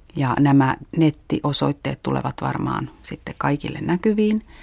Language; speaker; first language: Finnish; native; Finnish